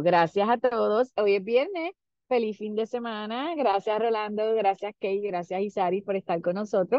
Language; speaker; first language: Spanish; native; Spanish